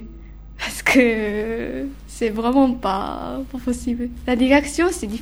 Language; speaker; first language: French; non-native, learner; Japanese